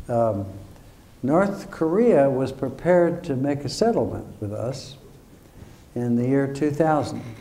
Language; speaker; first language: English; native; English